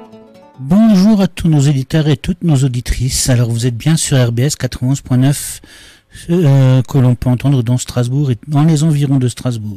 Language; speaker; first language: French; native; French